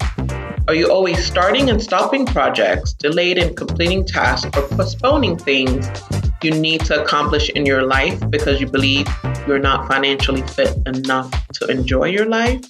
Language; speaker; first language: English; native; English